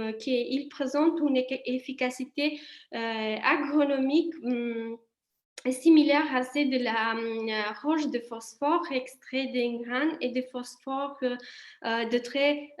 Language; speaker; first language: French; non-native, fluent; Italian